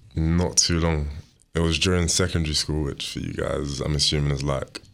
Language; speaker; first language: English; native; English